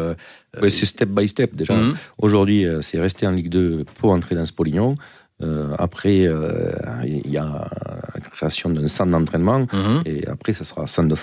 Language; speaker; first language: French; native; French